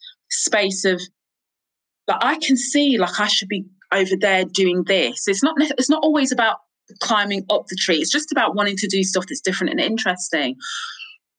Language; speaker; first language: English; native; English